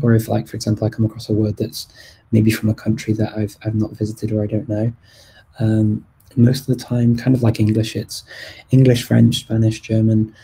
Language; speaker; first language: English; native; English